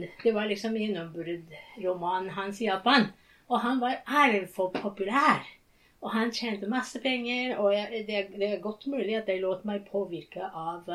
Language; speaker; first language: Norwegian; non-native, fluent; Japanese